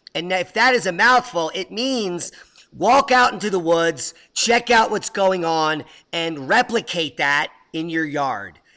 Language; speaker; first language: English; native; English